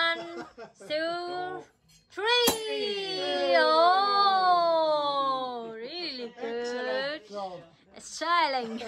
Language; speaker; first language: English; non-native, learner; Vietnamese